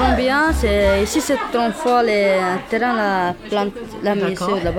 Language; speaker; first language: French; non-native, learner; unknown